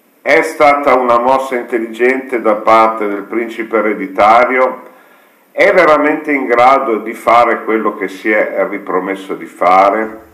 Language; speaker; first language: Italian; native; Italian